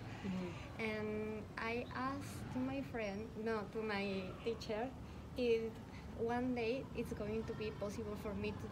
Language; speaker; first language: English; non-native, learner; Spanish